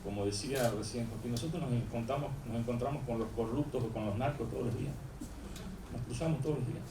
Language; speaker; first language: Spanish; native; Spanish